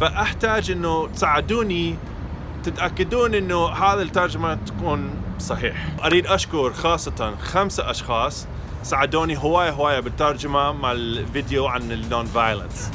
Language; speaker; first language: Arabic; non-native, fluent; English